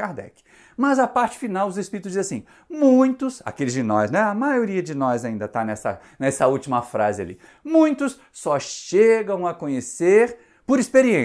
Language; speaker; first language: Portuguese; native; Portuguese